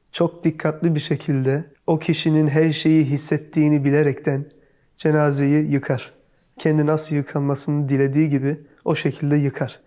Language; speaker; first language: Turkish; early bilingual, heritage; Turkish